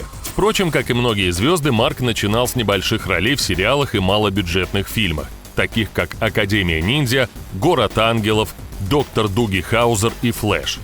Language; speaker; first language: Russian; native; Russian